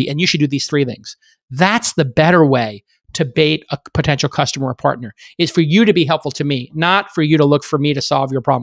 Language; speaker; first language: English; native; English